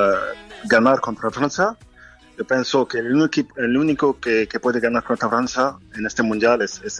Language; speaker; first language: Spanish; non-native, fluent; French